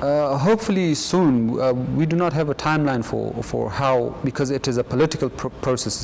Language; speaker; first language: English; non-native, fluent; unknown